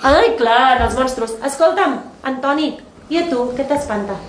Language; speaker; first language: Catalan; native; Catalan